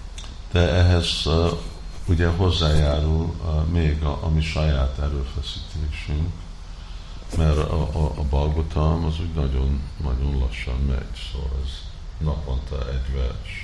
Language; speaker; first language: Hungarian; early bilingual, heritage; Hungarian